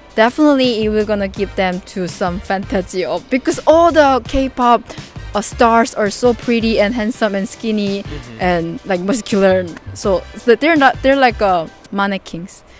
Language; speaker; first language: English; non-native, learner; Korean